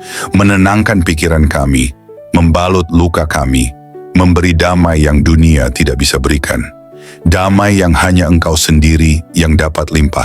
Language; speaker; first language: Indonesian; native; Indonesian